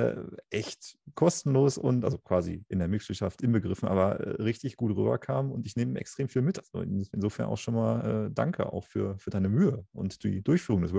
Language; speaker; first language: German; native; German